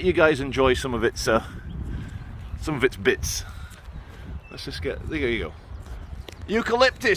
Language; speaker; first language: English; native; English